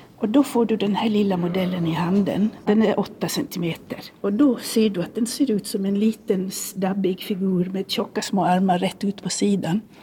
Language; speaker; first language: Swedish; early bilingual, heritage; Swedish